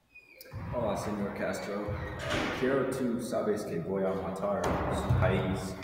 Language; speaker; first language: Spanish; non-native, learner; English